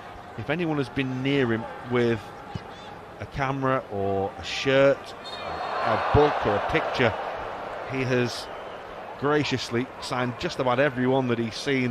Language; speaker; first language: English; native; English